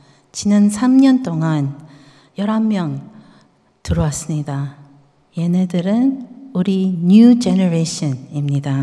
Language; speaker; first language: Korean; early bilingual, heritage; Korean